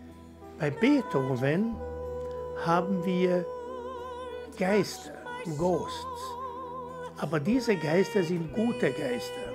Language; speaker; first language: German; non-native, fluent; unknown